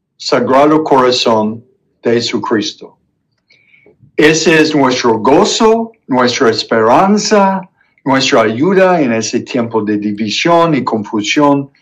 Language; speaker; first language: Spanish; non-native, fluent; English